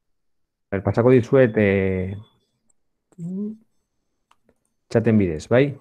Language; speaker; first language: Basque; non-native, local second language; Spanish